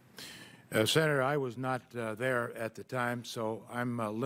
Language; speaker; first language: English; native; English